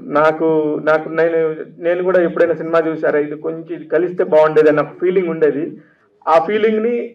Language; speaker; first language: Telugu; native; Telugu